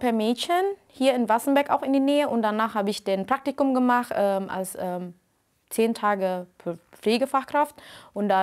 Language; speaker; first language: German; non-native, learner; Indonesian